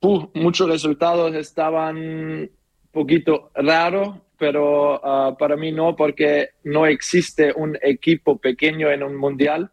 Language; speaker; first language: Spanish; non-native, learner; German